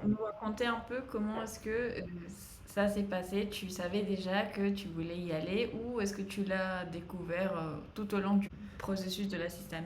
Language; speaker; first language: French; non-native, fluent; Spanish